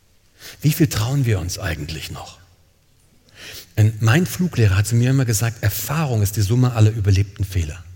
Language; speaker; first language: German; native; German